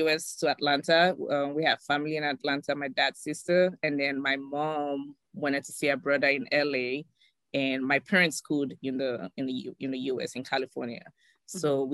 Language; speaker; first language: English; non-native, local second language; Yoruba